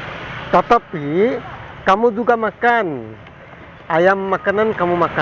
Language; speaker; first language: Indonesian; non-native, learner; Bangla